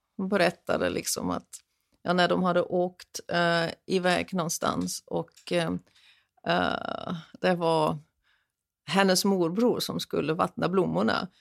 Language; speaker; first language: Swedish; non-native, fluent; German